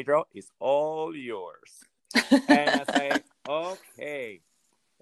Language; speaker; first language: English; non-native, fluent; Hungarian